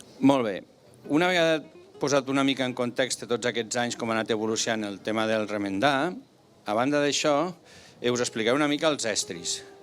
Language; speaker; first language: Catalan; native; Catalan